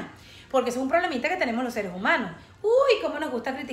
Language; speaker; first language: Spanish; native; Spanish